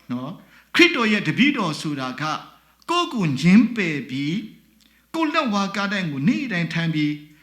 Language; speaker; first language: Burmese; non-native, local second language; S'gaw Karen